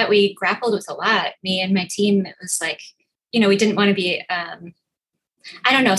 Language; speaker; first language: English; native; English